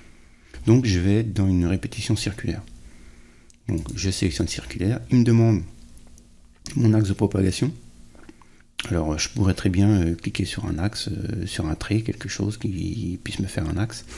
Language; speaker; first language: French; native; French